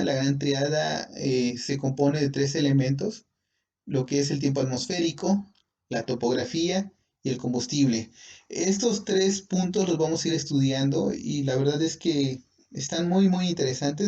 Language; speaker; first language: Spanish; native; Spanish